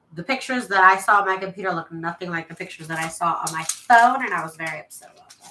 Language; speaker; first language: English; native; English